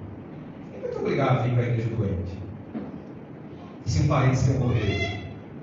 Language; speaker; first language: Portuguese; native; Portuguese